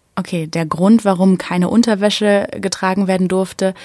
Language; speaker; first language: German; non-native, fluent; English